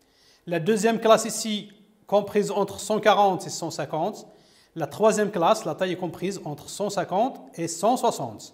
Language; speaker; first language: French; non-native, local second language; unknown